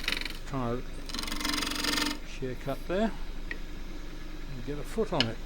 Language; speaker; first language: English; native; English